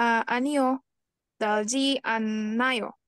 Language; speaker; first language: Korean; non-native, learner; Indonesian